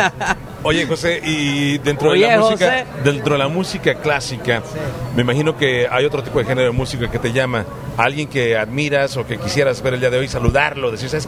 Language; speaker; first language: Spanish; native; Spanish